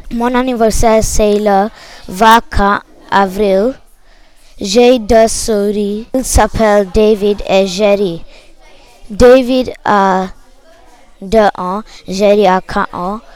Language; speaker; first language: French; non-native, learner; English